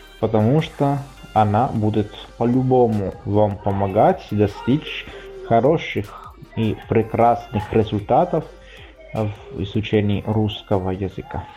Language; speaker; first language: Russian; non-native, fluent; Italian